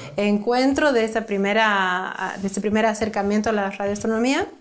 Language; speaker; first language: Spanish; native; Spanish